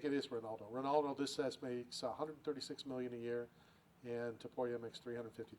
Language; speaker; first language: English; native; English